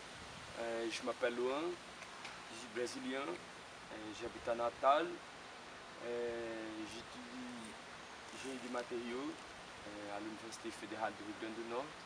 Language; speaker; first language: French; non-native, fluent; Portuguese